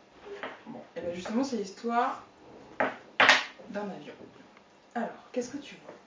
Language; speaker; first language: French; native; French